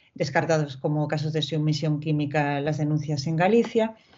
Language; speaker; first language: Spanish; non-native, local second language; Galician